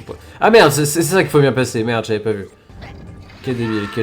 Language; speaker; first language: French; native; French